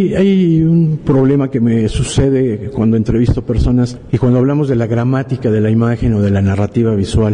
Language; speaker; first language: Spanish; native; Spanish